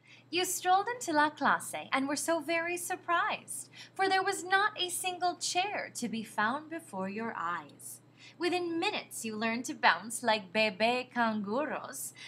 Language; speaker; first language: English; native; English